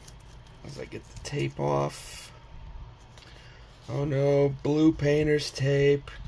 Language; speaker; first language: English; native; English